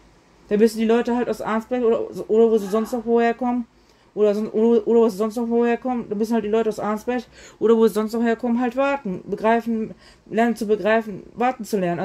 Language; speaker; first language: German; native; German